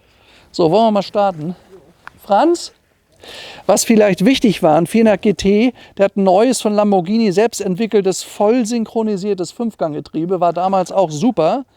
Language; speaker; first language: German; native; German